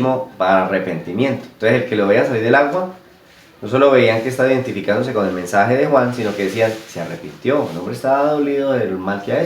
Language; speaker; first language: Spanish; native; Spanish